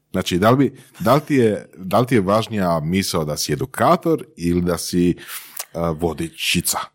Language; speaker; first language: Croatian; native; Croatian